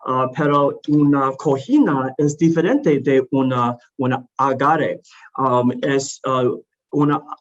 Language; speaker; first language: Spanish; non-native, learner; English